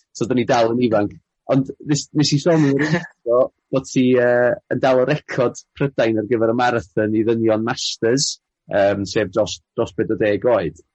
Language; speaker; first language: Welsh; native; Welsh